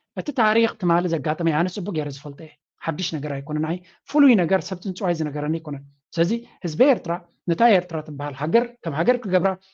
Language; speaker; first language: Tigrinya; native; Tigrinya